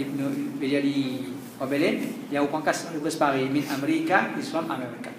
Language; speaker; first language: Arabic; non-native, fluent; Morisyen